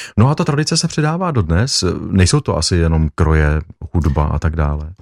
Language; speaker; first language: Czech; native; Czech